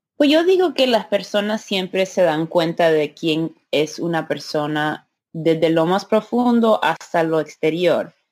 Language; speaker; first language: Spanish; early bilingual, heritage; Spanish